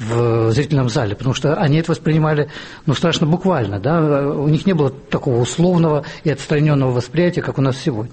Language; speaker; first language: Russian; native; Russian